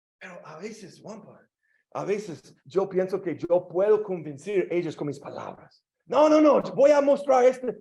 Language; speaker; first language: Spanish; non-native, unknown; English